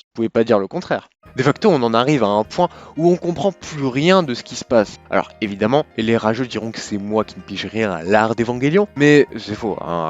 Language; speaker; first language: French; native; French